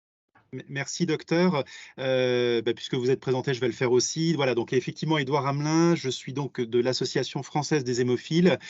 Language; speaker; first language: French; native; French